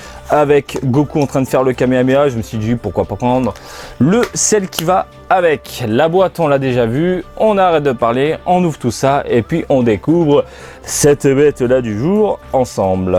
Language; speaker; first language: French; native; French